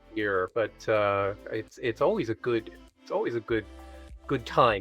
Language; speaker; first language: English; native; English